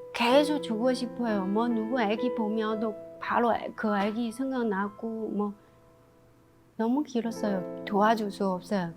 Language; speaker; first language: Korean; non-native, learner; Chinese